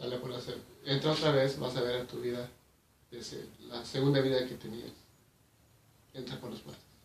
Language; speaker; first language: Spanish; early bilingual, heritage; Spanish